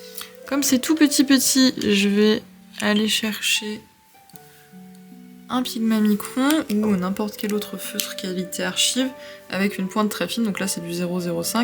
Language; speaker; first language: French; native; French